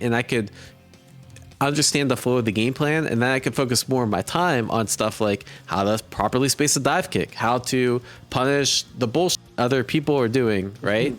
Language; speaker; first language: English; native; English